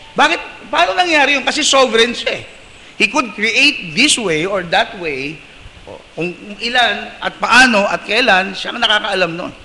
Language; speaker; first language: Filipino; non-native, local second language; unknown